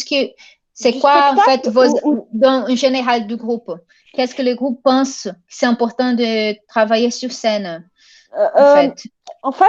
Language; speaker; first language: French; non-native, fluent; Portuguese